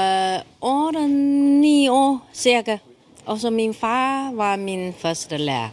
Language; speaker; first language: Danish; non-native, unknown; Chinese